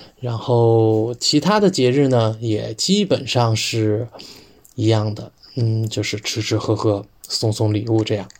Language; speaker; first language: Chinese; native; Chinese